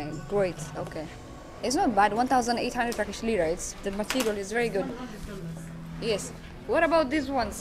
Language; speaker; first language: English; non-native, fluent; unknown